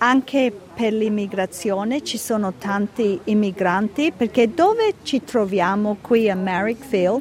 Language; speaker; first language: Italian; early bilingual, heritage; Italian